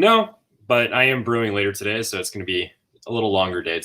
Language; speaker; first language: English; native; English